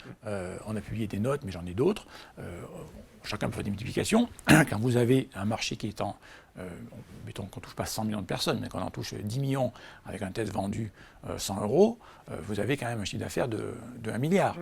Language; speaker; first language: French; native; French